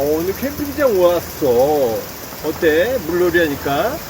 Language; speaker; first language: Korean; native; Korean